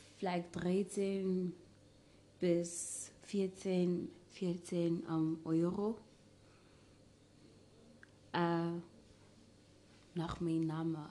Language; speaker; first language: German; non-native, learner; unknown